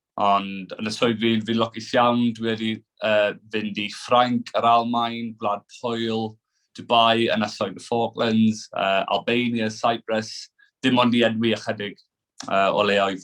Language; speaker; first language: Welsh; non-native, local second language; English